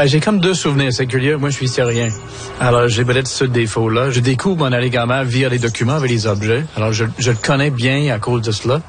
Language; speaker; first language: French; native; French